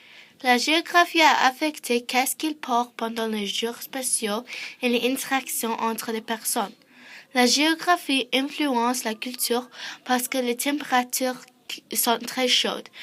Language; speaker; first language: French; non-native, learner; English